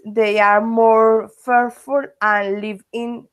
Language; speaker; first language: English; non-native, learner; Spanish